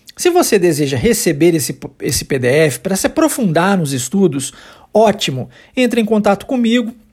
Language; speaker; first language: Portuguese; early bilingual, heritage; English